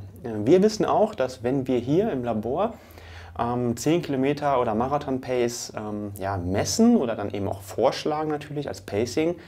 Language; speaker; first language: German; native; German